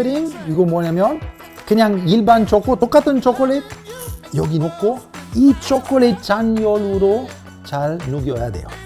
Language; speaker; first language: Korean; non-native, fluent; Italian